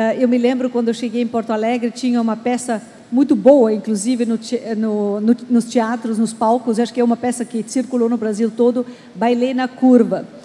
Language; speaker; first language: Portuguese; non-native, fluent; German